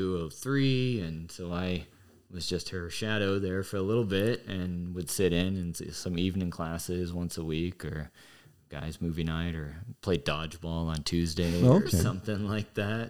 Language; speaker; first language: English; native; English